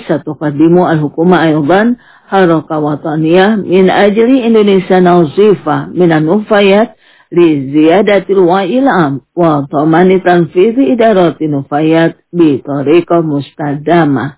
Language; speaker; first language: Arabic; non-native, fluent; Indonesian